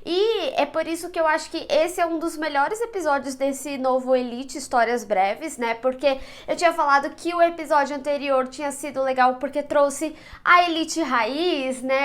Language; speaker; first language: Portuguese; native; Portuguese